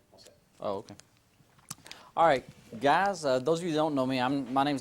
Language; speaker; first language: English; native; English